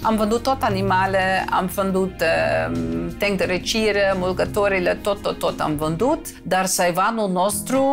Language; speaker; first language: Romanian; non-native, fluent; Dutch